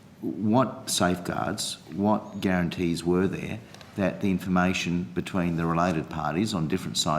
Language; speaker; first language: English; native; English